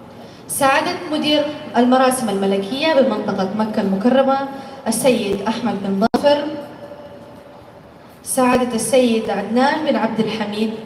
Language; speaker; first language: Arabic; native; Arabic